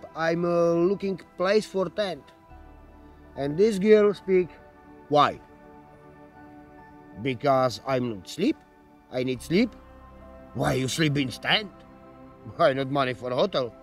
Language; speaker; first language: English; non-native, learner; Slovak